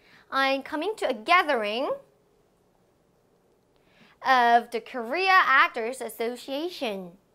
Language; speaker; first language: English; non-native, fluent; Korean